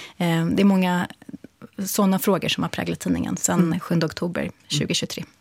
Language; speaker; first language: Swedish; native; Swedish